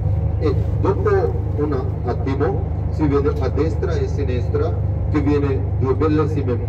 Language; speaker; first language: Italian; non-native, fluent; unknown